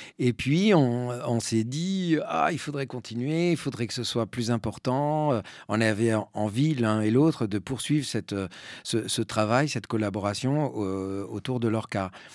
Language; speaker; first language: French; early bilingual, other home language; Spanish